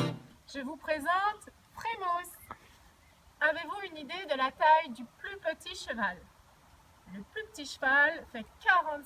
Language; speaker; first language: French; native; French